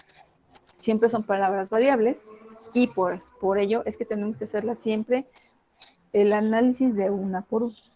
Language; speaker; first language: Spanish; native; Spanish